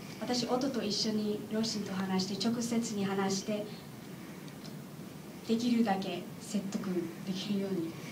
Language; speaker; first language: Japanese; non-native, learner; English